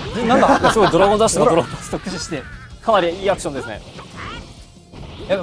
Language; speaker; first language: Japanese; native; Japanese